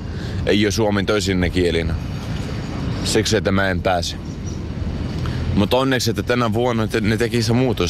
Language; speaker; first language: Finnish; non-native, fluent; Arabic